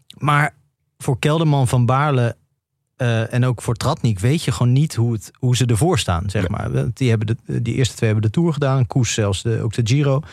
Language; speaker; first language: Dutch; native; Dutch